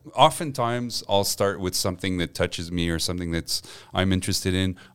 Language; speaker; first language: English; non-native, fluent; French